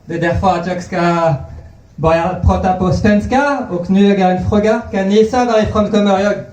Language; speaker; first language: Swedish; non-native, fluent; French